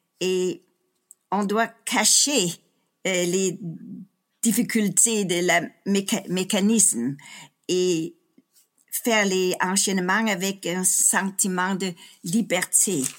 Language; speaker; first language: French; non-native, fluent; Danish